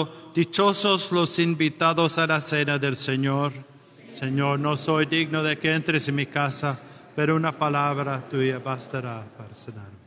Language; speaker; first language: Spanish; non-native, fluent; English